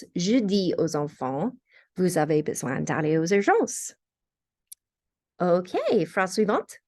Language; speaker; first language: French; non-native, fluent; English